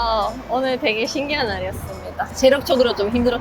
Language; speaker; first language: Korean; non-native, fluent; Swedish